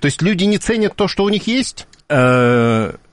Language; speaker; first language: Russian; native; Russian